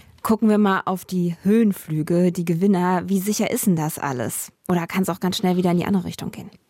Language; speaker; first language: German; native; German